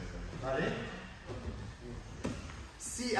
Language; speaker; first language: Spanish; non-native, learner; French